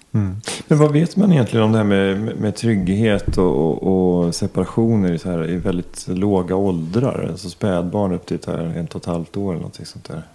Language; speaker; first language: Swedish; native; Swedish